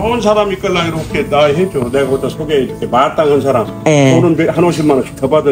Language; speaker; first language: Korean; native; Korean